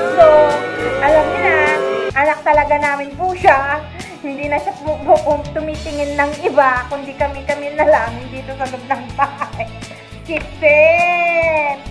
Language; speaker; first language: Filipino; native; Filipino